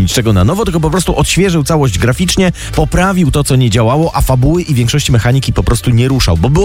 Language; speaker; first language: Polish; native; Polish